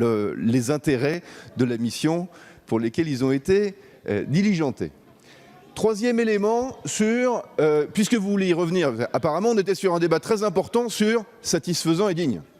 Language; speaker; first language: French; native; French